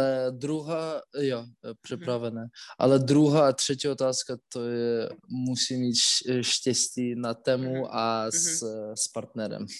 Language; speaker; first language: Czech; non-native, learner; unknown